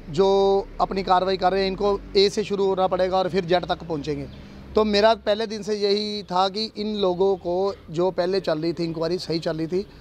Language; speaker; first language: Hindi; non-native, local second language; Punjabi